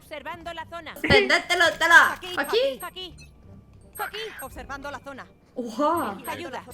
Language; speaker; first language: Spanish; non-native, learner; Turkish